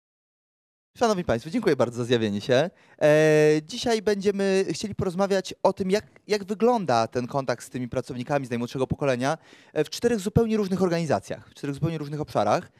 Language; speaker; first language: Polish; native; Polish